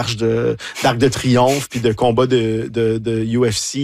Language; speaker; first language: French; native; French